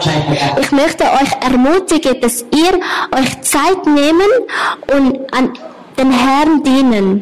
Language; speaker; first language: German; non-native, learner; Thai